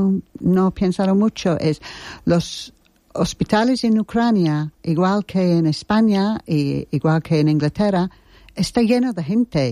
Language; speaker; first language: Spanish; non-native, learner; English